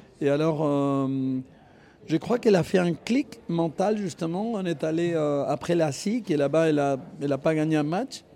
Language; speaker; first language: French; non-native, fluent; Spanish